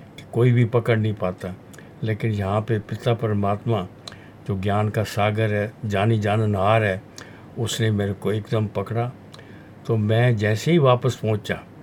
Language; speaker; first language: Hindi; non-native, local second language; Punjabi